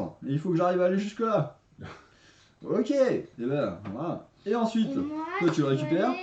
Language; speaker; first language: French; native; French